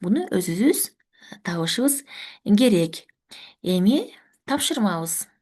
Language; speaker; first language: Kyrgyz; native; Kyrgyz